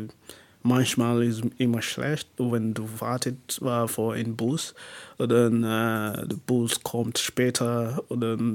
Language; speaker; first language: German; non-native, learner; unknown